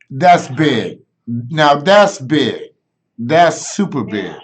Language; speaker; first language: English; native; English